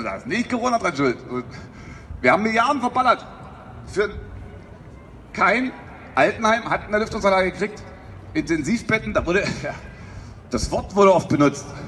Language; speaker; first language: German; native; German